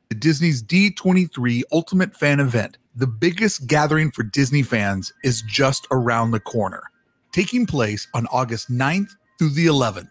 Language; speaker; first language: English; native; English